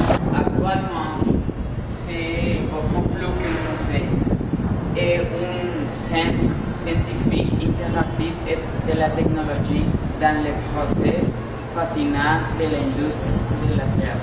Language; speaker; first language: French; non-native, learner; Spanish